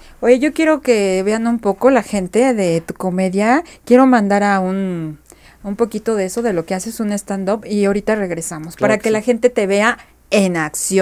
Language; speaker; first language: Spanish; native; Spanish